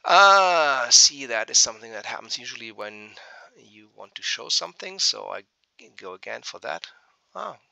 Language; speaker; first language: English; non-native, fluent; German